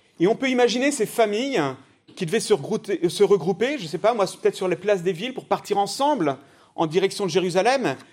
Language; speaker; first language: French; native; French